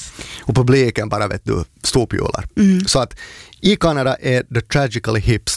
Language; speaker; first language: Swedish; native; Swedish